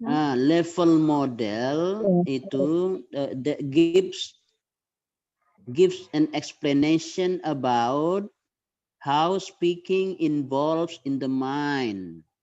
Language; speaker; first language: English; non-native, fluent; Indonesian